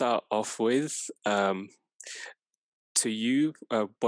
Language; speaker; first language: English; non-native, fluent; Persian